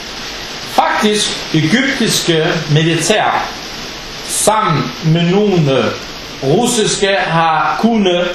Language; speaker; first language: Danish; non-native, fluent; Arabic